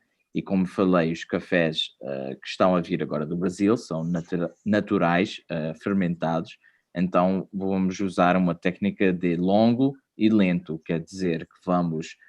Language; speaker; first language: Portuguese; non-native, fluent; English